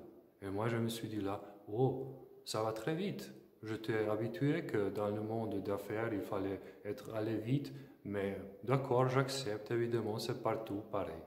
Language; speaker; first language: French; non-native, fluent; Slovenian